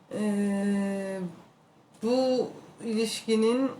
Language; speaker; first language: Turkish; native; Turkish